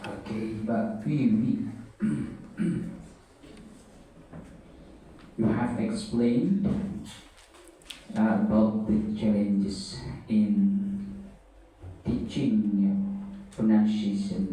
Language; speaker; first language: English; non-native, fluent; Indonesian